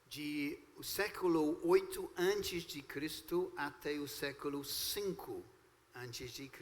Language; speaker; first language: Portuguese; non-native, fluent; English